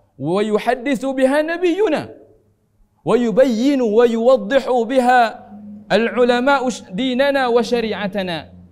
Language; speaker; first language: Arabic; non-native, fluent; Indonesian